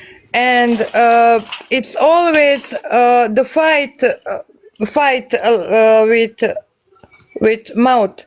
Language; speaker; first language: English; non-native, learner; Bosnian